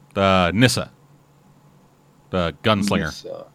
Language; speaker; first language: English; native; English